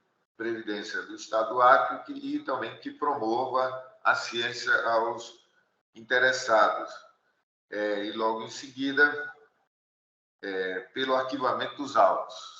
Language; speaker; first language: Portuguese; native; Portuguese